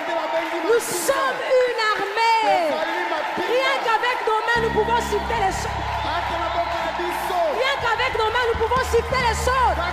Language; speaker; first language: French; non-native, local second language; Lingala